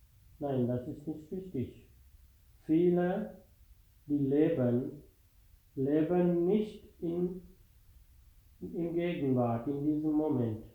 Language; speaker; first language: German; non-native, fluent; Sinhala